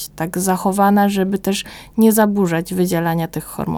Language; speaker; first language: Polish; native; Polish